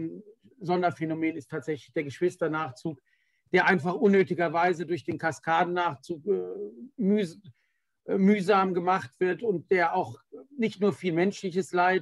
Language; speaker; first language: German; native; German